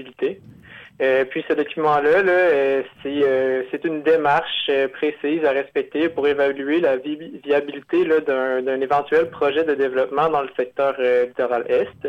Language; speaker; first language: French; native; French